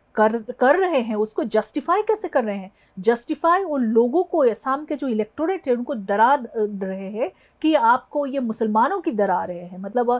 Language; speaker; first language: Hindi; non-native, local second language; Assamese